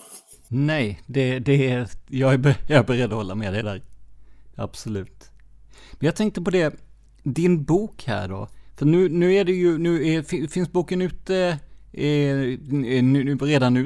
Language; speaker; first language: Swedish; native; Swedish